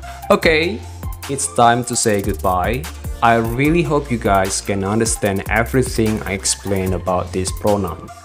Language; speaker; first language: English; non-native, fluent; Indonesian